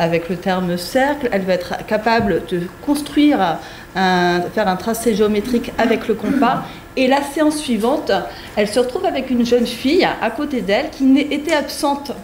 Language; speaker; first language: French; native; French